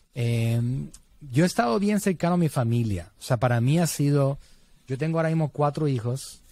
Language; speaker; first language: Spanish; native; Spanish